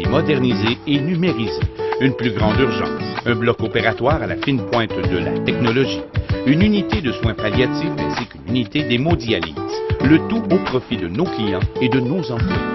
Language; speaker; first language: French; native; French